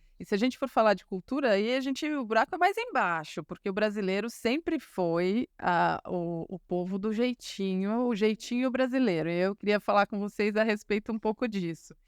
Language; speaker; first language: Portuguese; native; Portuguese